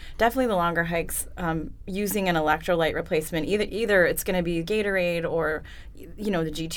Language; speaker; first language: English; native; English